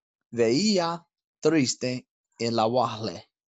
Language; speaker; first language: Spanish; non-native, learner; English